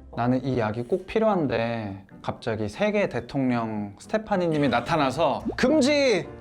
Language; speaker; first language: Korean; native; Korean